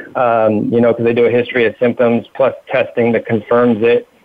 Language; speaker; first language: English; native; English